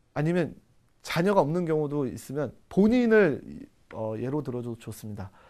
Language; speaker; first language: Korean; native; Korean